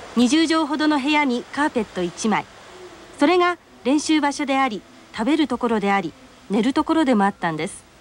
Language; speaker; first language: Japanese; native; Japanese